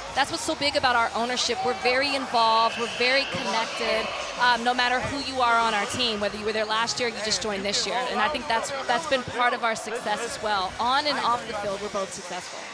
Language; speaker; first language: English; native; English